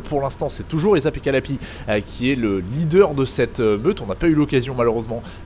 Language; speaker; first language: French; native; French